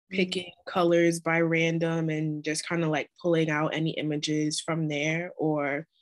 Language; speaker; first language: English; native; English